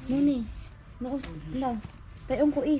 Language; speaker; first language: Finnish; non-native, learner; Waray